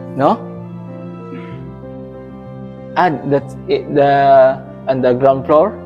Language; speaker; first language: English; non-native, learner; Filipino